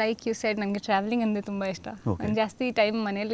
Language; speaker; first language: Kannada; non-native, fluent; Hindi